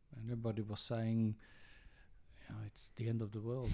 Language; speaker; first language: English; early bilingual, other home language; Croatian